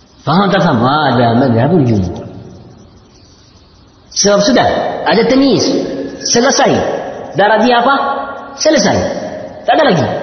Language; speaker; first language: Indonesian; non-native, learner; Arabic